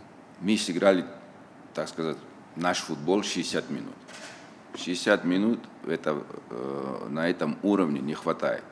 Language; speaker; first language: Russian; non-native, local second language; Tajik